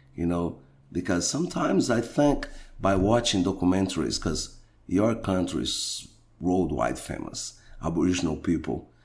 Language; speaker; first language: English; non-native, fluent; Portuguese